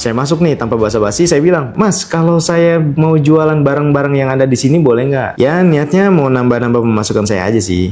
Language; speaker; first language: Indonesian; native; Indonesian